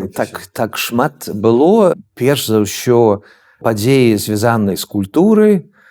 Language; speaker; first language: Belarusian; non-native, fluent; Swedish